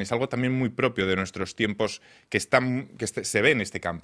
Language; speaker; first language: Spanish; native; Spanish